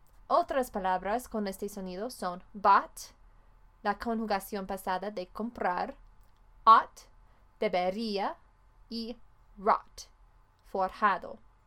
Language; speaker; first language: Spanish; non-native, fluent; English